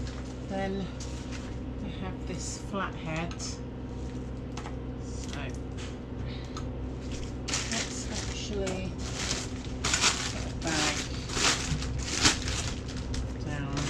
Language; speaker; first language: English; native; English